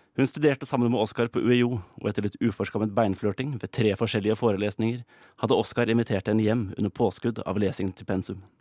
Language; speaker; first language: Norwegian; native; Norwegian